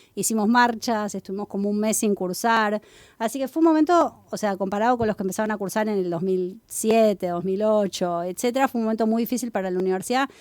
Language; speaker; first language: Spanish; native; Spanish